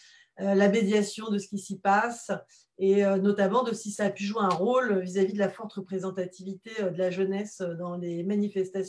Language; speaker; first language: French; native; French